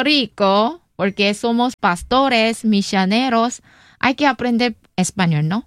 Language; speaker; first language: Spanish; non-native, learner; Korean